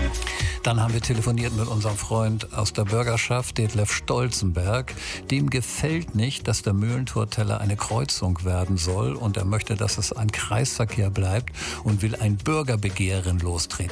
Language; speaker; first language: German; native; German